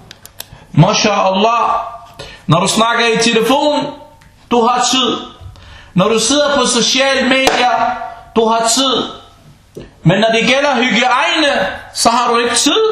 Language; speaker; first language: Danish; early bilingual, other home language; Arabic